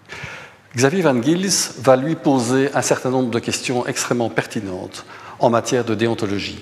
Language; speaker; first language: French; native; French